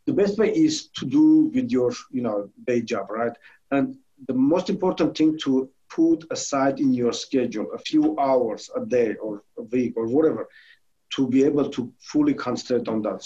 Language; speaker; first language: English; non-native, fluent; Armenian